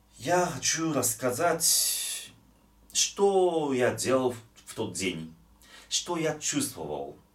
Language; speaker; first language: Russian; non-native, fluent; Japanese